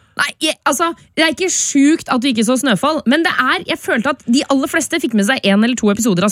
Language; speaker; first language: Norwegian; native; Norwegian